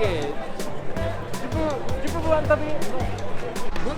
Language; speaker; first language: French; non-native, learner; Japanese